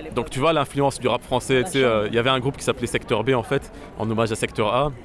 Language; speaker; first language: French; non-native, local second language; Arabic